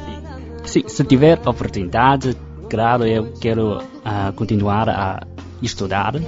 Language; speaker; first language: Portuguese; non-native, fluent; Chinese